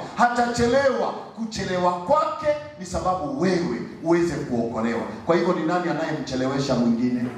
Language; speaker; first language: Swahili; non-native, local second language; Gusii